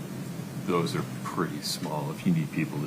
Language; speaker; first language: English; native; English